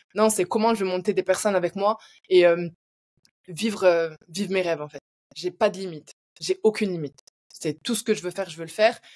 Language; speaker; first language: French; native; French